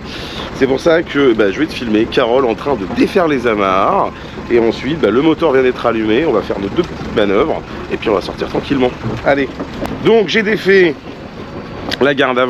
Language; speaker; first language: French; native; French